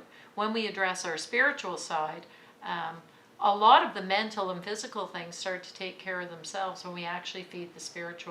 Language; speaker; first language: English; native; English